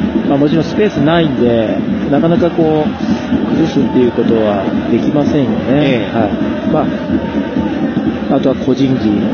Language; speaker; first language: Japanese; native; Japanese